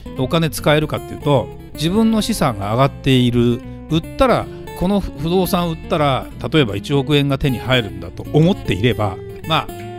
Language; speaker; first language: Japanese; native; Japanese